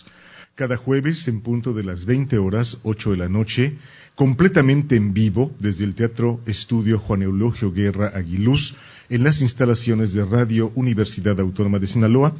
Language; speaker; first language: Spanish; native; Spanish